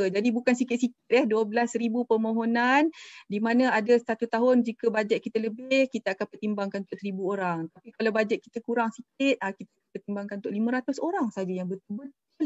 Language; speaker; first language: Malay; native; Malay